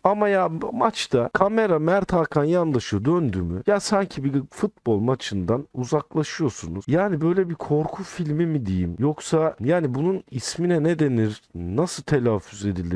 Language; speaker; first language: Turkish; native; Turkish